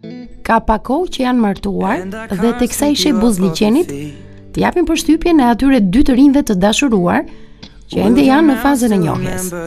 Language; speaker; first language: Albanian; native; Albanian